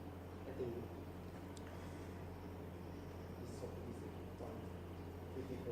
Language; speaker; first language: English; non-native, learner; Thai